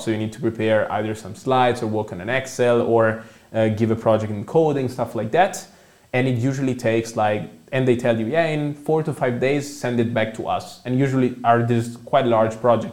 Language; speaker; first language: English; non-native, fluent; Italian